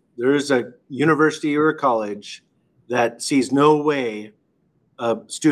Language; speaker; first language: English; native; English